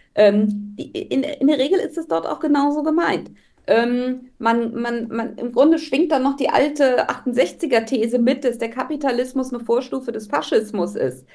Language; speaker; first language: German; native; German